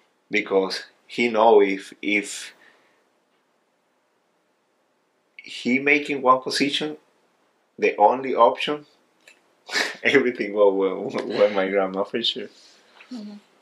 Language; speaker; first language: English; non-native, learner; Spanish